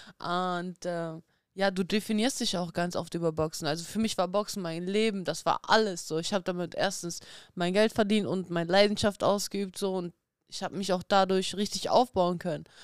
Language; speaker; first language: German; early bilingual, other home language; Russian